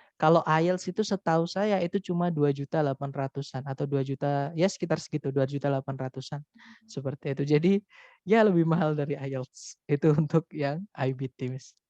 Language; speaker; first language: Indonesian; non-native, local second language; Javanese